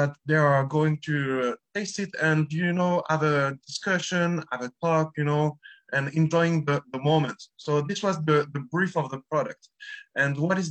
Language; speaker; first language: English; non-native, fluent; French